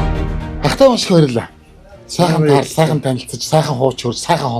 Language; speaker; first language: Mongolian; native; Mongolian